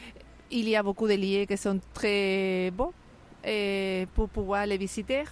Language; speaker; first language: French; non-native, fluent; Spanish